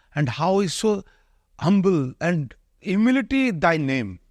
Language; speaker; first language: English; non-native, local second language; Odia